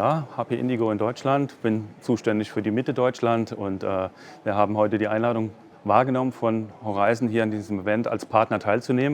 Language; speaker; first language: German; native; German